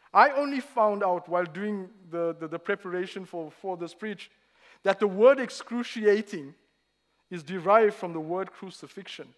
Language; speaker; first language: English; native; English